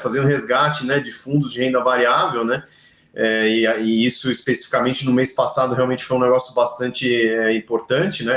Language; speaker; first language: Portuguese; native; Portuguese